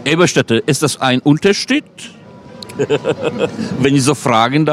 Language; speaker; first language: German; non-native, fluent; Polish